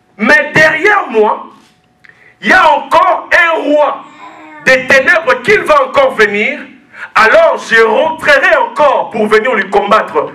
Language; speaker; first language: French; non-native, local second language; Lingala